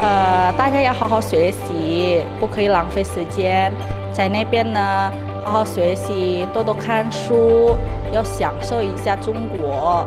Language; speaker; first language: Chinese; non-native, fluent; Indonesian